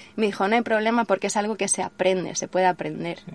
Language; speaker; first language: Spanish; native; Spanish